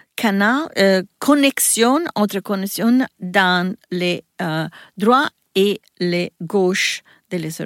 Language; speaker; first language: French; non-native, learner; Italian